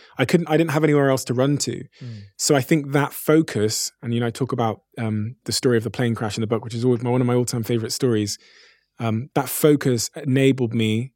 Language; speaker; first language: English; native; English